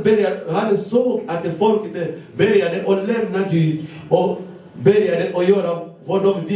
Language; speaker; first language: Swedish; non-native, learner; Lingala